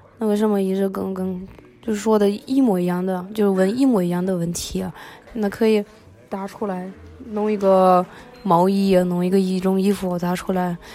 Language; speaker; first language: Chinese; early bilingual, other home language; Russian